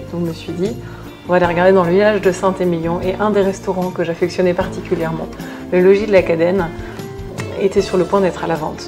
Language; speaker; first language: French; native; French